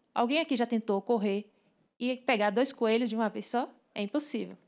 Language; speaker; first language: Portuguese; native; Portuguese